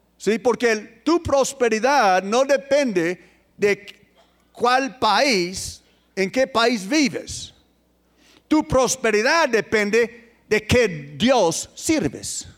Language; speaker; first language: Spanish; non-native, fluent; English